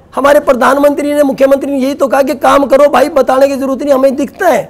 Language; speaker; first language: Hindi; native; Hindi